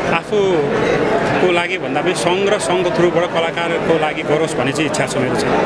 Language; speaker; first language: Nepali; native; Nepali